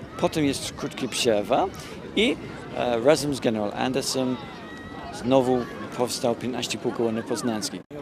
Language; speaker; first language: Polish; non-native, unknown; English